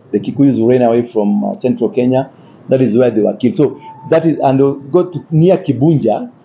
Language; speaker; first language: English; non-native, local second language; Kikuyu